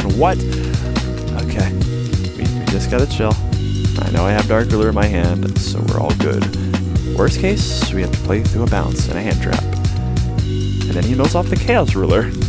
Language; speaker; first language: English; native; English